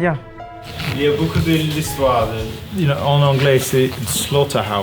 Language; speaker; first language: French; non-native, learner; English